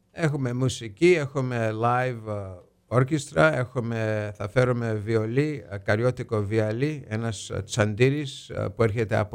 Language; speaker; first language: Greek; early bilingual, heritage; Greek